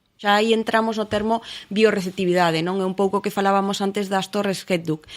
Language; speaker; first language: Galician; native; Galician